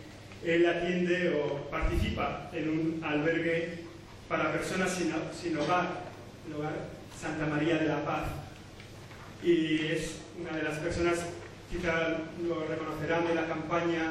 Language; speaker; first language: Spanish; native; Spanish